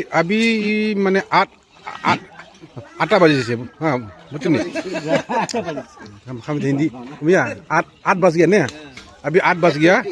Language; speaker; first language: Hindi; non-native, local second language; Rongmei Naga